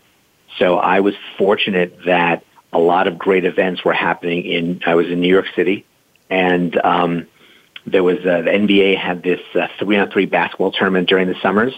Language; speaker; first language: English; native; English